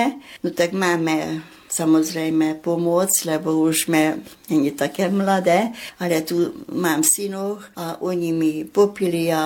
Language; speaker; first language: Slovak; early bilingual, heritage; Slovak